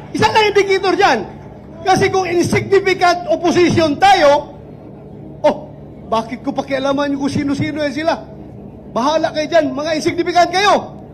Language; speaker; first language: Filipino; non-native, local second language; Cebuano